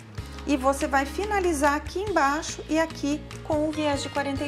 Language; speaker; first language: Portuguese; native; Portuguese